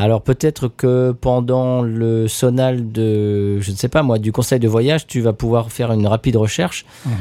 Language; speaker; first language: French; native; French